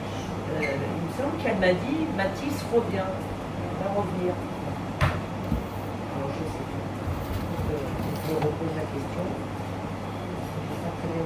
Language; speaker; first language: French; native; French